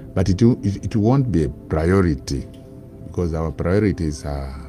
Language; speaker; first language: English; non-native, local second language; Bemba